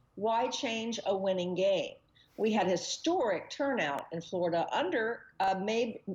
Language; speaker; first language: English; native; English